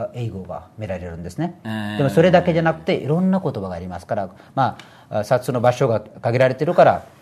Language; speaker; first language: Japanese; non-native, fluent; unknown